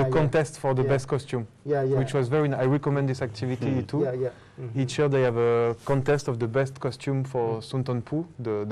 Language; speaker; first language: English; non-native, fluent; French